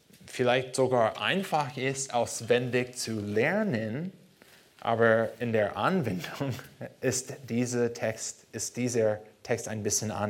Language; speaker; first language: German; non-native, fluent; English